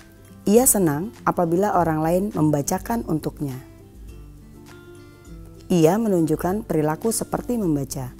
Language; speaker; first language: Indonesian; native; Indonesian